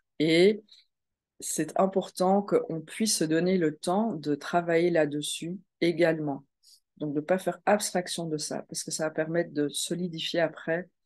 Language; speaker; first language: French; native; French